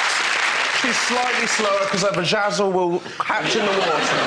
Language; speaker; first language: English; native; English